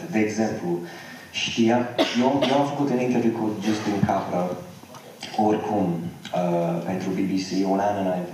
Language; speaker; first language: Romanian; non-native, fluent; English